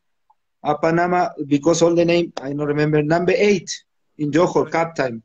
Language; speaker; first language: English; non-native, learner; Spanish